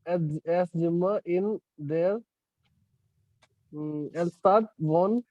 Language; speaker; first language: German; non-native, learner; Hindi